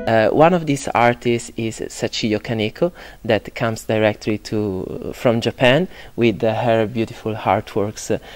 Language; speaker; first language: English; non-native, fluent; Italian